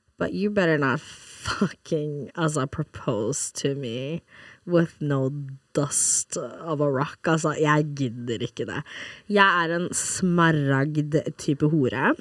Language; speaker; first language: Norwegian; non-native, fluent; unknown